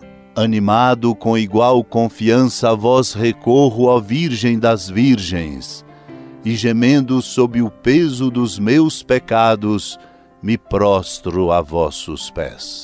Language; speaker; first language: Portuguese; native; Portuguese